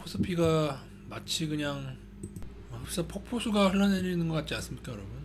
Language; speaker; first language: Korean; native; Korean